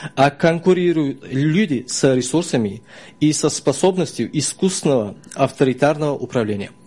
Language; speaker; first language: Russian; non-native, local second language; Uzbek